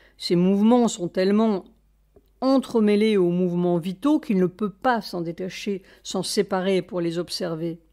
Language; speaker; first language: French; native; French